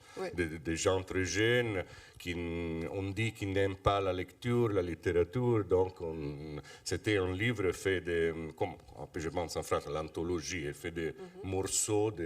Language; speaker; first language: French; non-native, fluent; Italian